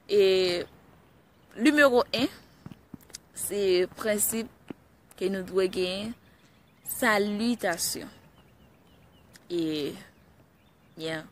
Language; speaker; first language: French; non-native, learner; Haitian Creole